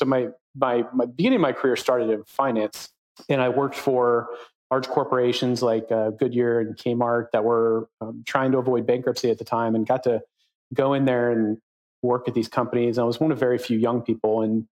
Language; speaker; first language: English; native; English